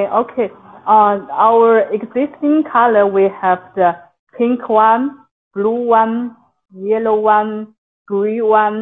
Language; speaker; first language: English; non-native, local second language; Chinese